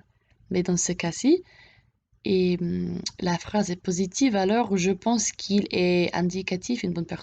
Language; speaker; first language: French; non-native, fluent; English